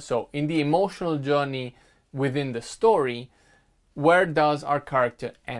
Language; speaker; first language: English; non-native, fluent; Italian